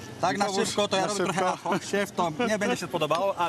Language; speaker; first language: Polish; non-native, fluent; French